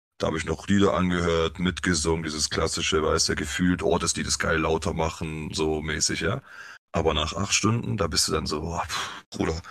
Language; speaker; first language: German; early bilingual, other home language; Polish